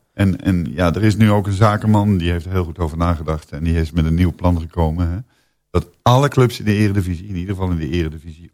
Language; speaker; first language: Dutch; native; Dutch